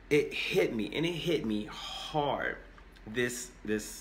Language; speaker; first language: English; native; English